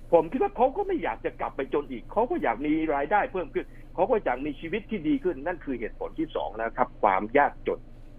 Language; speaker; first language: Thai; native; Thai